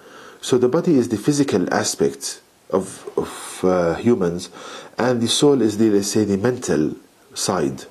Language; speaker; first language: English; non-native, fluent; Arabic